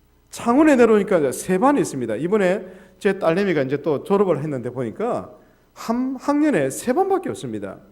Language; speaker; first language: Korean; native; Korean